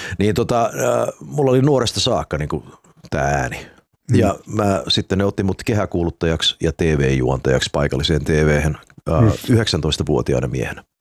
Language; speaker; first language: Finnish; early bilingual, heritage; Finnish